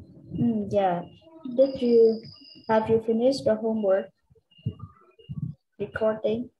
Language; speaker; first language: English; non-native, learner; Vietnamese